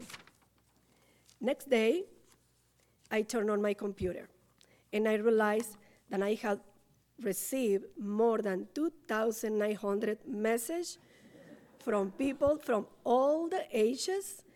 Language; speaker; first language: English; non-native, learner; Spanish